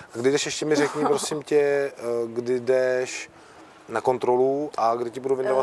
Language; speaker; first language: Czech; native; Czech